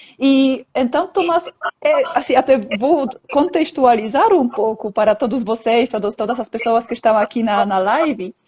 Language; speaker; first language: Portuguese; non-native, fluent; Polish